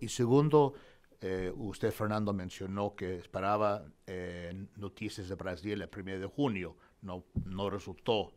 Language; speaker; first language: Spanish; non-native, fluent; English